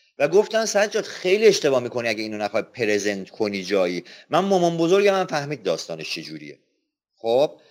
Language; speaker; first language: Persian; non-native, local second language; Azerbaijani